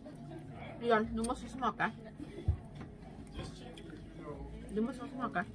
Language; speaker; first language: Swedish; early bilingual, other home language; Thai